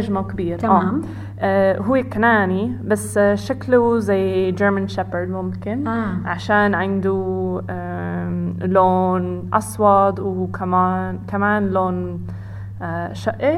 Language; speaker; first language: Arabic; non-native, learner; English